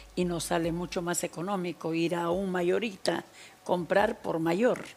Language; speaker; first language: Spanish; native; Spanish